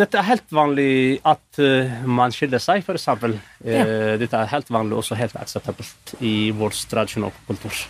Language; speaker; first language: Norwegian; non-native, fluent; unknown